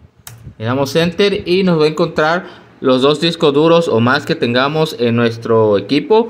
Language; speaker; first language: Spanish; native; Spanish